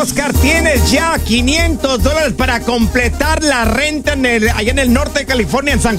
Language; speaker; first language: Spanish; native; Spanish